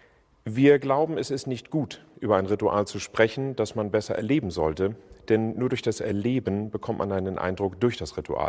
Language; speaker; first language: German; native; German